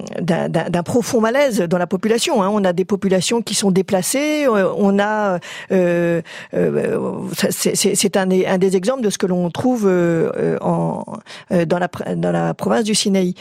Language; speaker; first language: French; native; French